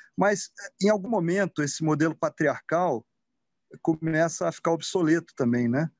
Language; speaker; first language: Portuguese; native; Portuguese